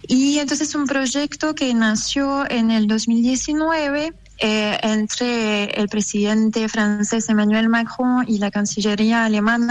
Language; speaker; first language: Spanish; non-native, fluent; French